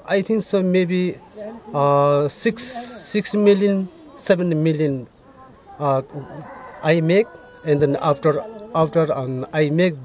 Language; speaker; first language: English; non-native, learner; Nepali